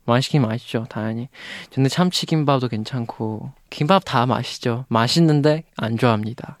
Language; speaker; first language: Korean; non-native, learner; Chinese